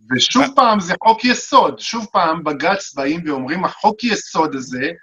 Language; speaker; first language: Hebrew; native; Hebrew